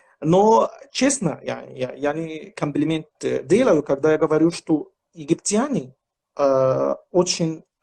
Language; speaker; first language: Russian; non-native, fluent; Arabic